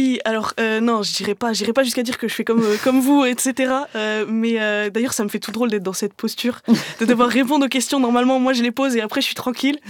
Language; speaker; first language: French; native; French